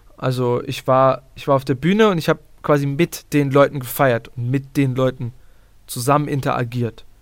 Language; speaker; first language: German; early bilingual, other home language; Bosnian